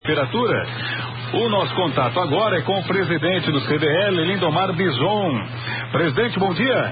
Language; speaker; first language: Portuguese; native; Portuguese